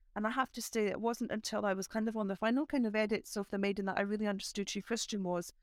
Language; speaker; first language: English; native; English